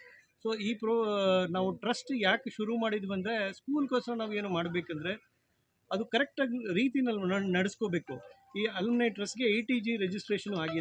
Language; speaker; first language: Kannada; non-native, local second language; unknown